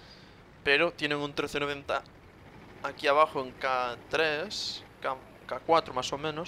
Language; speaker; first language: Spanish; native; Spanish